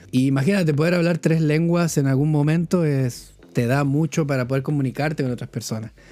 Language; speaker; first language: Spanish; native; Spanish